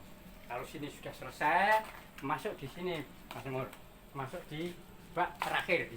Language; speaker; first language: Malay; non-native, local second language; Javanese